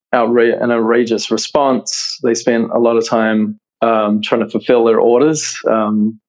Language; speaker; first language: English; native; English